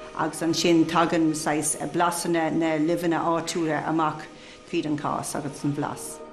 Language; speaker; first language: Irish; non-native, local second language; English